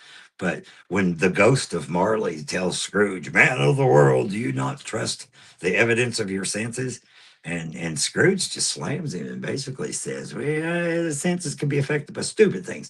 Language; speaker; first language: English; native; English